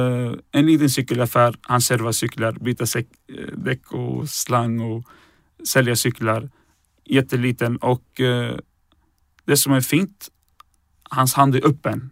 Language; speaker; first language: Swedish; early bilingual, other home language; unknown